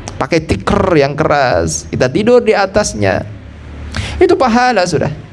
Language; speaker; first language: Malay; non-native, local second language; Javanese